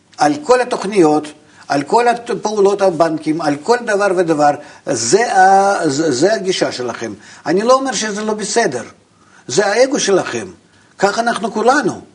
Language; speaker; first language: Hebrew; non-native, fluent; Russian